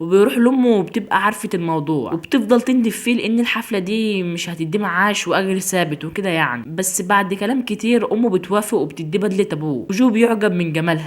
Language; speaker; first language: Arabic; native; Arabic